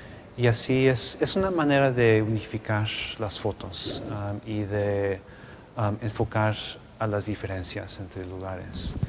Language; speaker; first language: Spanish; non-native, local second language; English